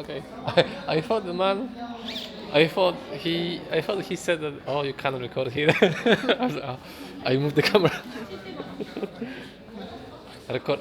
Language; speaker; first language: English; non-native, fluent; Polish